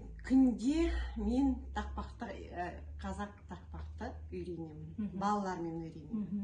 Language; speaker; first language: Kazakh; non-native, local second language; Russian